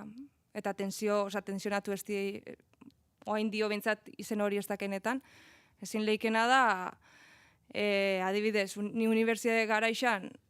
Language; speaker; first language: Basque; native; Basque